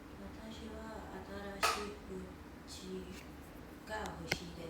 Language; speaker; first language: Japanese; non-native, learner; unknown